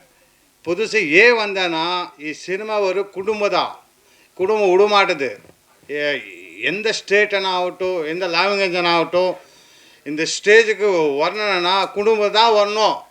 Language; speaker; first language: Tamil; non-native, learner; Kannada